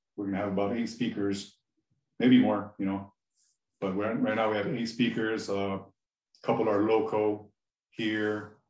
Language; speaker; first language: English; native; English